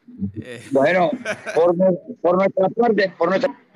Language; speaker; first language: Spanish; native; Spanish